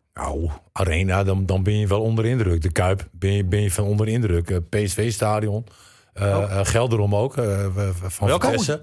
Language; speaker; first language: Dutch; native; Dutch